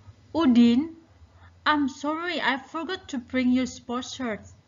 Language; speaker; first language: English; non-native, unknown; Indonesian